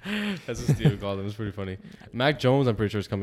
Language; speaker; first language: English; native; English